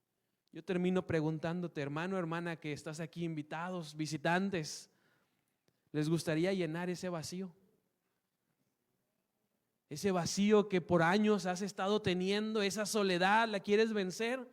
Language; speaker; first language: Spanish; native; Spanish